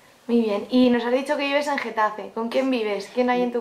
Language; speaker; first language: Spanish; native; Spanish